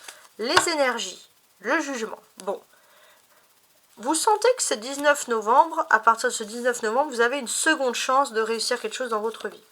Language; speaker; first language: French; native; French